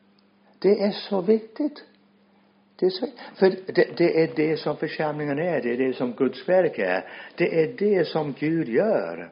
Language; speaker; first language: Swedish; non-native, fluent; English